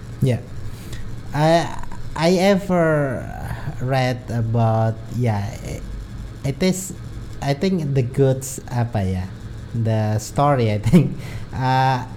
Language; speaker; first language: English; non-native, learner; Indonesian